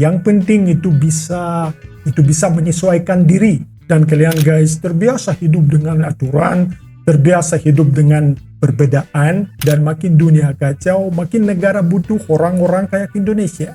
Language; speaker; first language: Indonesian; non-native, fluent; Russian